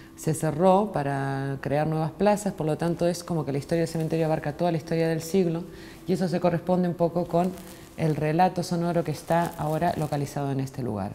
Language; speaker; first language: Spanish; native; Spanish